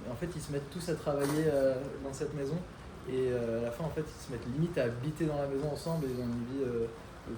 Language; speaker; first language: French; native; French